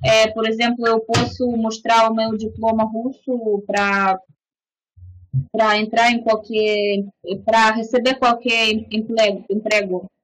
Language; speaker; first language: Portuguese; non-native, fluent; Russian